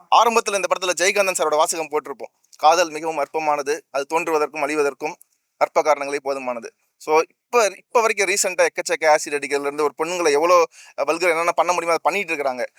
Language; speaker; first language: Tamil; native; Tamil